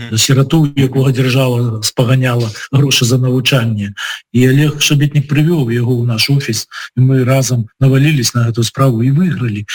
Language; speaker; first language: Belarusian; native; Belarusian